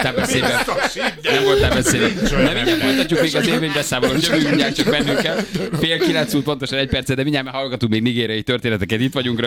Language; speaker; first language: Hungarian; native; Hungarian